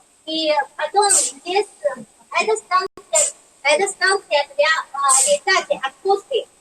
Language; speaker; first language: Russian; non-native, learner; Chinese